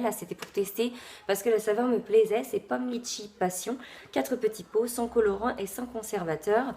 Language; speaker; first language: French; native; French